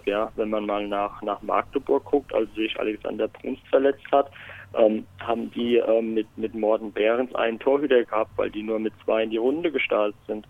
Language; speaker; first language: German; native; German